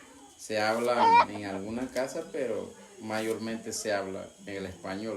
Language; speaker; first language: Spanish; non-native, local second language; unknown